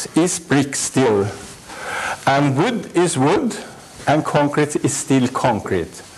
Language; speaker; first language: English; non-native, fluent; Norwegian